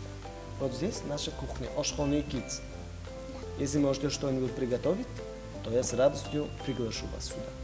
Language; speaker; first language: Russian; non-native, fluent; Tajik